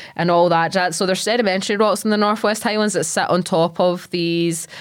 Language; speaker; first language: English; native; English